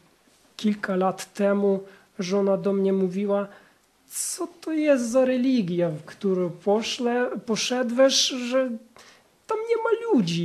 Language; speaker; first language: Polish; non-native, fluent; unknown